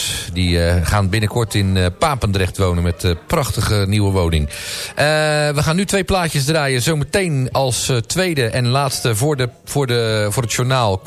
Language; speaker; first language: Dutch; native; Dutch